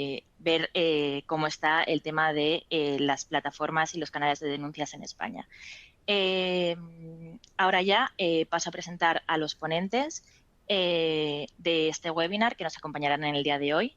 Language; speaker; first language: Spanish; native; Spanish